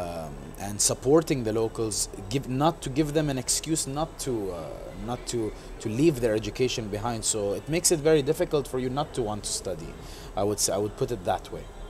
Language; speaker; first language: English; non-native, local second language; Arabic